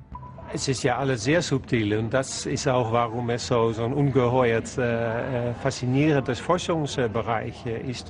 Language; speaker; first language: German; non-native, fluent; Dutch